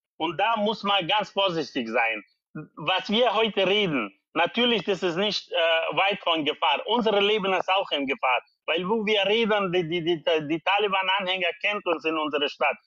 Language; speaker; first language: German; non-native, learner; Persian